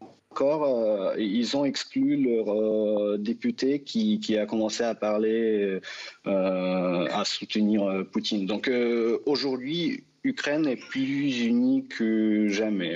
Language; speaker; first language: French; non-native, fluent; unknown